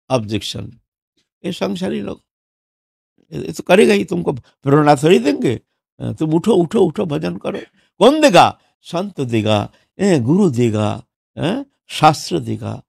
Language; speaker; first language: Hindi; non-native, local second language; Bangla